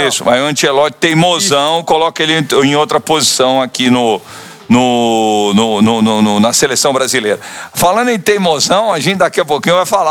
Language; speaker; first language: Portuguese; native; Portuguese